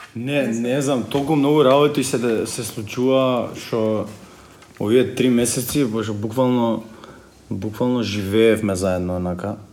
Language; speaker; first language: Macedonian; native; Macedonian